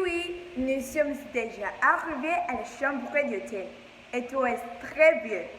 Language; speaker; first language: French; non-native, learner; English